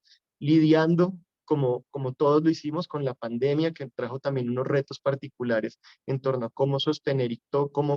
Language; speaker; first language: Spanish; native; Spanish